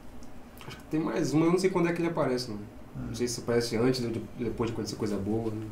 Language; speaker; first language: Portuguese; native; Portuguese